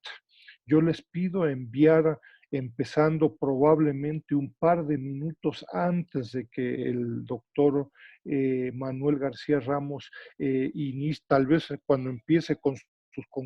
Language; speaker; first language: Spanish; native; Spanish